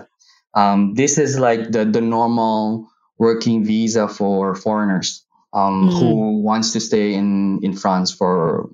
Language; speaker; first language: English; non-native, local second language; Hiligaynon